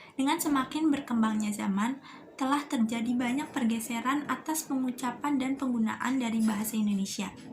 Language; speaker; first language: Indonesian; native; Indonesian